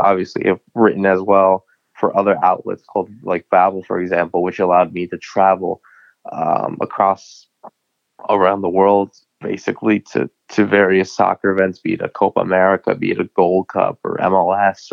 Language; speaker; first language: English; native; English